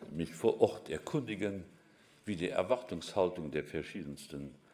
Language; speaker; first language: German; non-native, local second language; Luxembourgish